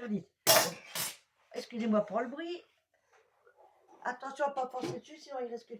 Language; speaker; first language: French; native; French